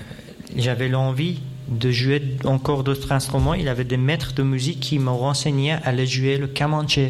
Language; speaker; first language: French; non-native, fluent; Persian